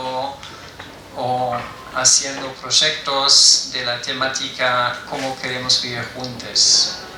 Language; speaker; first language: Spanish; non-native, fluent; German